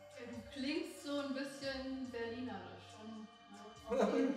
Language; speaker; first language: German; native; German